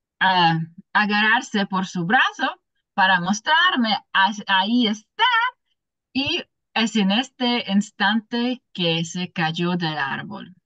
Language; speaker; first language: Spanish; non-native, learner; English